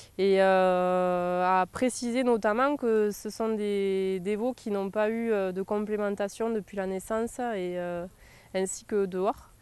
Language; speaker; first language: French; native; French